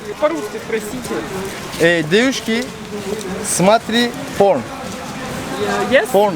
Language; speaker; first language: Russian; non-native, learner; Turkish